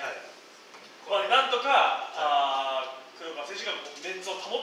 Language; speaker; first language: Japanese; native; Japanese